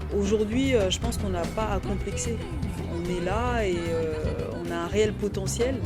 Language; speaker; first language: French; early bilingual, other home language; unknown